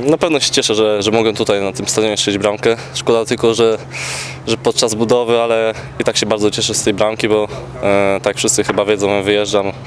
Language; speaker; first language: Polish; native; Polish